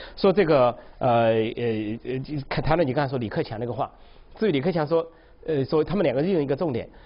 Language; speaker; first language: Chinese; native; Chinese